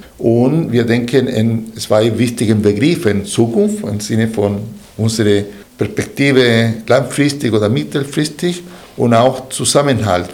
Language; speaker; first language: German; non-native, fluent; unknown